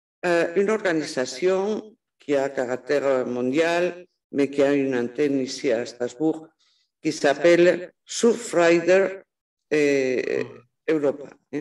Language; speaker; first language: French; non-native, fluent; Spanish